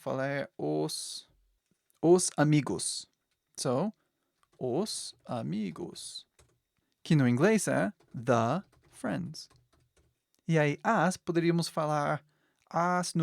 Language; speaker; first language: Portuguese; non-native, fluent; English